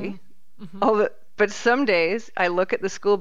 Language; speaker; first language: English; native; English